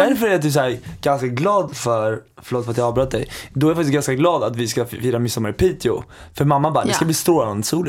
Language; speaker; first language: Swedish; native; Swedish